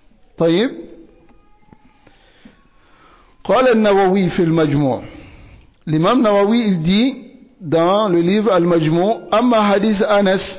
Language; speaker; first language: Arabic; non-native, fluent; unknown